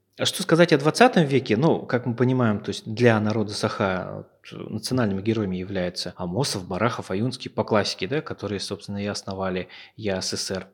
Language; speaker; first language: Russian; native; Russian